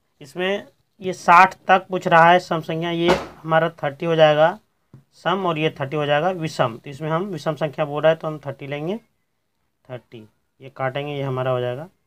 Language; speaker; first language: Hindi; native; Hindi